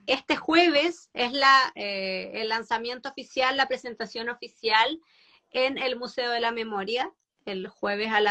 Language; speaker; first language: Spanish; native; Spanish